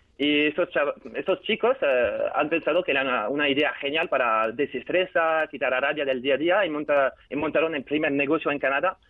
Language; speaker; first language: Spanish; non-native, fluent; French